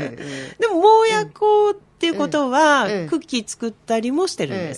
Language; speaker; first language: Japanese; native; Japanese